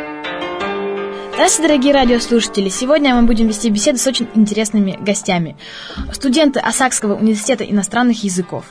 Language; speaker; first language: Russian; native; Russian